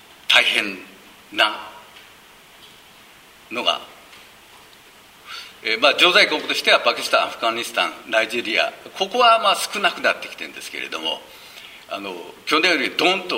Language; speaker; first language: Japanese; native; Japanese